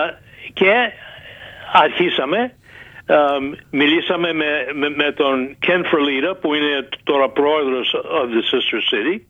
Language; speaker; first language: Greek; early bilingual, heritage; Greek